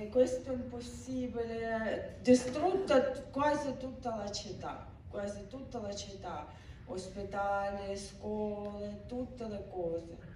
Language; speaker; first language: Italian; non-native, learner; Ukrainian